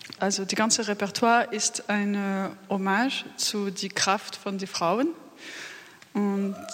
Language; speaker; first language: German; non-native, fluent; French